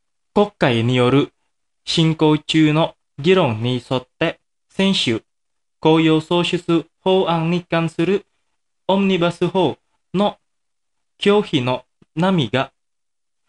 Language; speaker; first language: Japanese; non-native, fluent; Indonesian